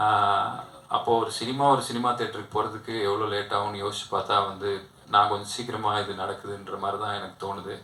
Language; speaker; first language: Tamil; native; Tamil